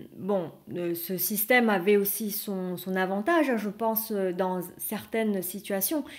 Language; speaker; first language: French; non-native, fluent; Vietnamese